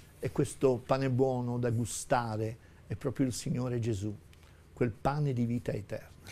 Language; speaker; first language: Italian; native; Italian